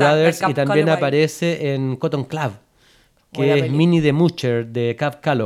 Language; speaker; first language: Spanish; native; Spanish